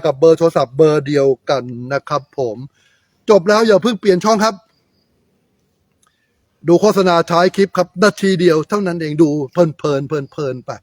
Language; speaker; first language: Thai; native; Thai